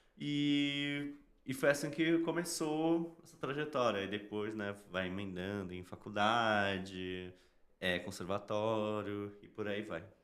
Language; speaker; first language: Portuguese; native; Portuguese